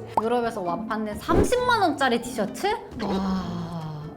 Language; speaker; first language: Korean; non-native, fluent; Kazakh